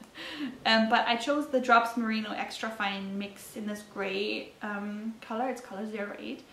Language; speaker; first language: English; non-native, fluent; German